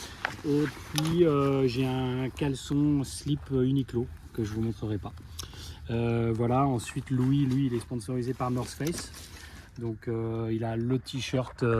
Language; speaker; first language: French; native; French